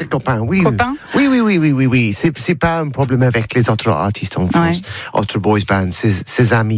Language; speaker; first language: French; non-native, learner; English